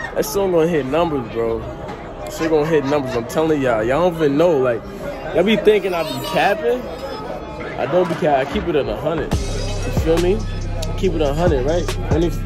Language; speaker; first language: English; native; English